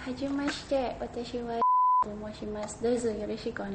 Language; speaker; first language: Japanese; non-native, learner; Indonesian